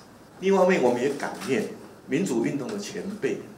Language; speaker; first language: Chinese; native; Chinese